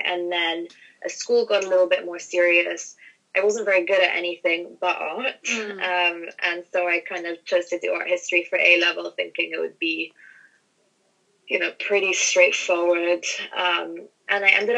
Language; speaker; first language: English; native; English